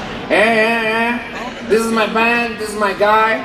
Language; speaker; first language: English; non-native, learner; Polish